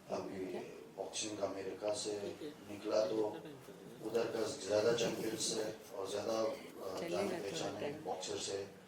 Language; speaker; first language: Hindi; non-native, fluent; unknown